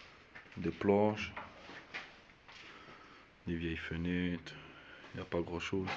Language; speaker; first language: French; native; French